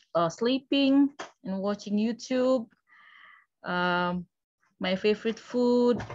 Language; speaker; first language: English; non-native, fluent; Indonesian